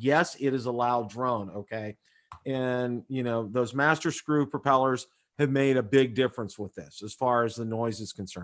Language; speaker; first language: English; native; English